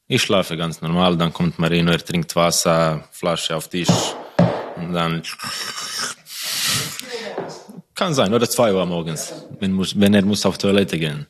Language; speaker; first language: German; non-native, learner; Croatian